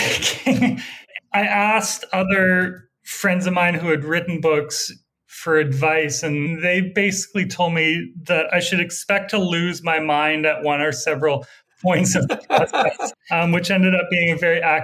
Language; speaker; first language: English; native; English